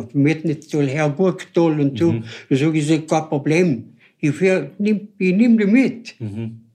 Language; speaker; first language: German; native; German